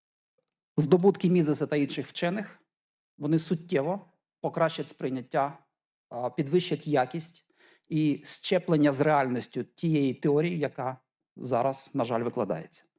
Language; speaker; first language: Ukrainian; native; Ukrainian